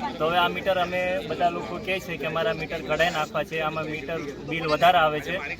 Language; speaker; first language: Gujarati; native; Gujarati